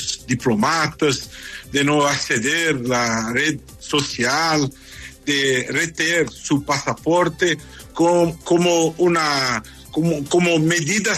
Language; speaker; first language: Spanish; non-native, fluent; Portuguese